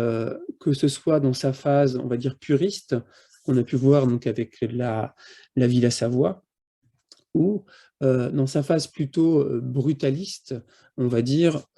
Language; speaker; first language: French; native; French